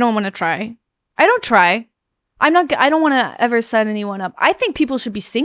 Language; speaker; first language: English; native; English